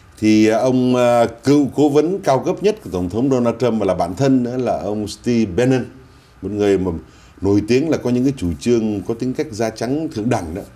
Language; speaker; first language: Vietnamese; native; Vietnamese